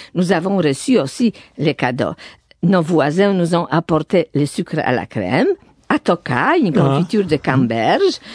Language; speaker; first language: French; non-native, fluent; Polish